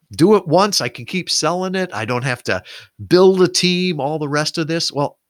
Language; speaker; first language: English; native; English